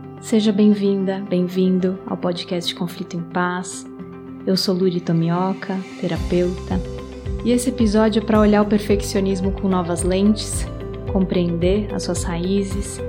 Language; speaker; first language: Portuguese; native; Portuguese